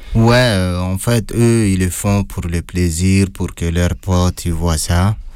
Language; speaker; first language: French; non-native, fluent; Arabic